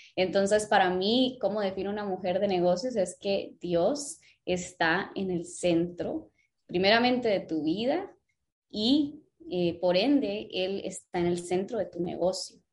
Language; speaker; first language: Spanish; early bilingual, other home language; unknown